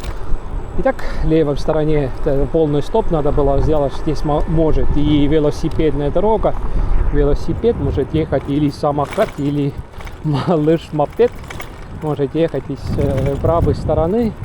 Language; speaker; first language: Russian; non-native, local second language; Estonian